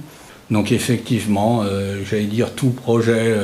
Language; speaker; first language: French; native; French